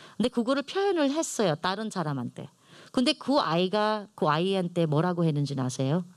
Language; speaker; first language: Korean; non-native, fluent; Filipino